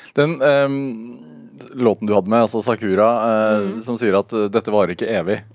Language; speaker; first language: Norwegian; native; Norwegian